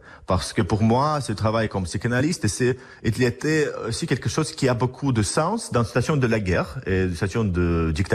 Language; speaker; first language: French; non-native, fluent; Russian